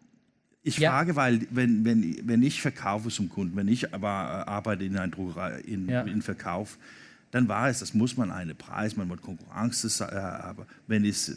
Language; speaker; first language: German; non-native, learner; Danish